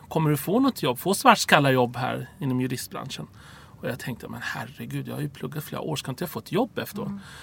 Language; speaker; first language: Swedish; early bilingual, other home language; Arabic